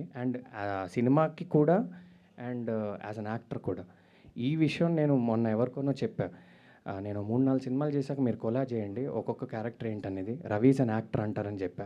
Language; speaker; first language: Telugu; native; Telugu